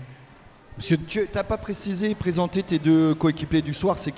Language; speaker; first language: French; native; French